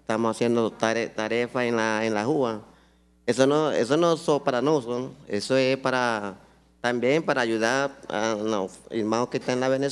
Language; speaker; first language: Portuguese; non-native, learner; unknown